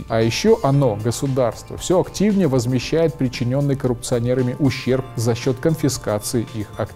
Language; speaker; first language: Russian; native; Russian